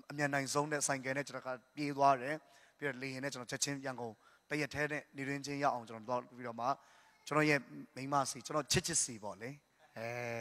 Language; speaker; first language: Burmese; non-native, local second language; Tedim Chin